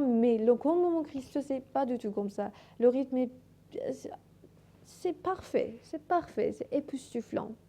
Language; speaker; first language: French; non-native, learner; Persian